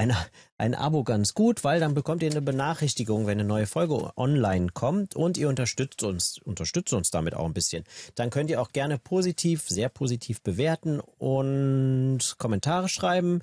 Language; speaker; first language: German; native; German